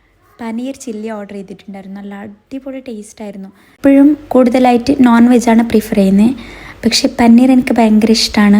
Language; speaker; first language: Malayalam; native; Malayalam